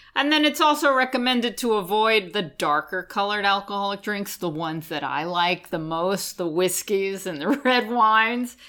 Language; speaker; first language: English; native; English